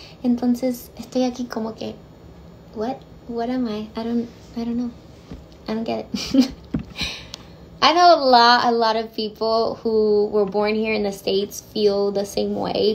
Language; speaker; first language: English; early bilingual, other home language; Spanish